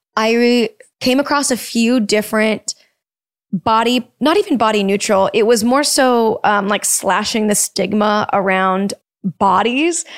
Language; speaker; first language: English; early bilingual, other home language; Filipino